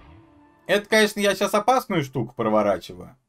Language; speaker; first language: Russian; native; Russian